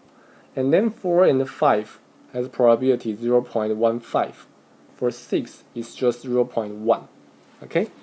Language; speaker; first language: English; non-native, fluent; Chinese